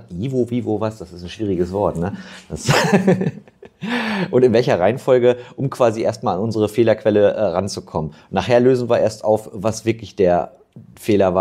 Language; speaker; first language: German; native; German